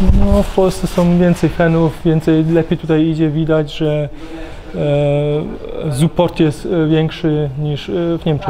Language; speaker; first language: Polish; early bilingual, heritage; Polish